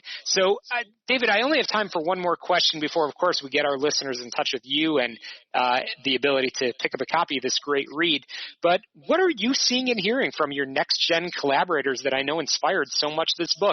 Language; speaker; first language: English; native; English